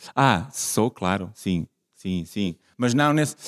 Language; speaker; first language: Portuguese; native; Portuguese